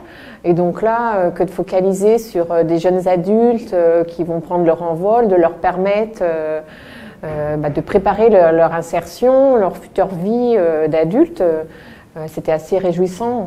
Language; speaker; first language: French; native; French